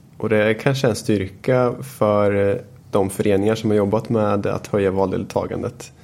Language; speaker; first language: Swedish; native; Swedish